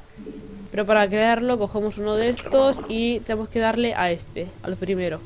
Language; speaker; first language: Spanish; native; Spanish